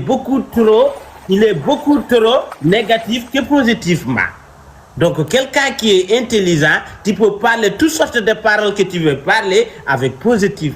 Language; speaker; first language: French; non-native, local second language; Fula